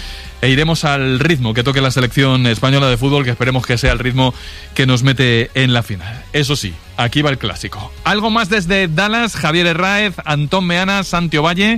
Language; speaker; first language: Spanish; native; Spanish